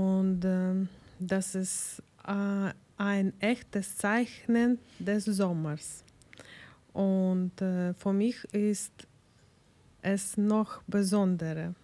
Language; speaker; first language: German; non-native, learner; Ukrainian